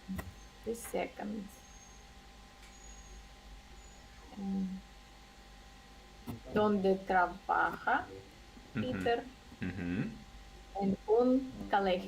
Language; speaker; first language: Spanish; non-native, learner; Russian